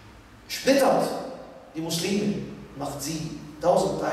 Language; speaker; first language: German; non-native, fluent; Arabic